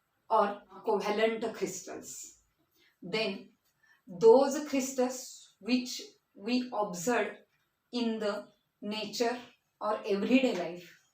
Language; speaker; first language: English; non-native, local second language; Marathi